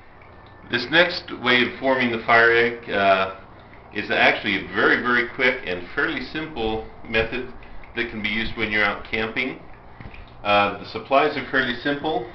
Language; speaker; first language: English; native; English